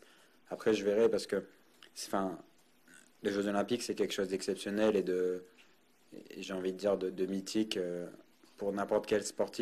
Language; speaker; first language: French; native; French